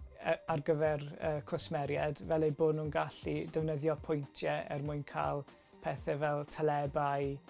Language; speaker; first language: Welsh; native; Welsh